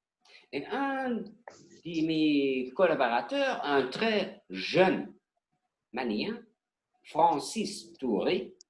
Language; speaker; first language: French; non-native, learner; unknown